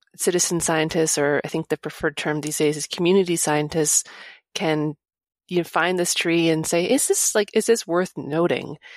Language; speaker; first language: English; native; English